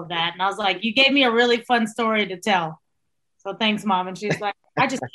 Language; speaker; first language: English; native; English